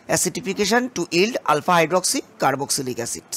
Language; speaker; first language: English; non-native, local second language; Bangla